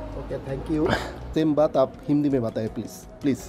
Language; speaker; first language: Hindi; non-native, fluent; Bangla